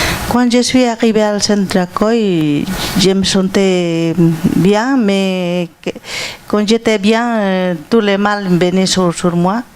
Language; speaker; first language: French; non-native, learner; Portuguese